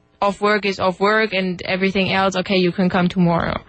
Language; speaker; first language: English; non-native, fluent; German